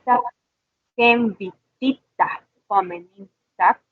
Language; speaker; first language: Swedish; non-native, learner; Spanish